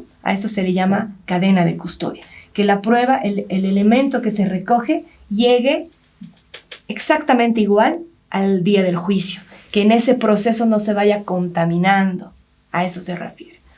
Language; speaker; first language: Spanish; native; Spanish